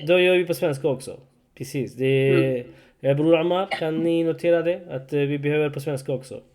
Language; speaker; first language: Swedish; non-native, learner; Urdu